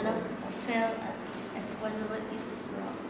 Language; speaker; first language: English; non-native, learner; Vietnamese